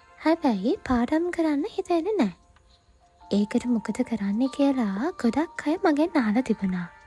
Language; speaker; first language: Sinhala; native; Sinhala